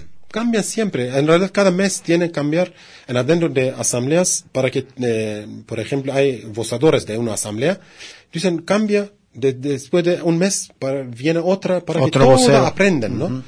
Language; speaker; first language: Spanish; non-native, learner; Kurdish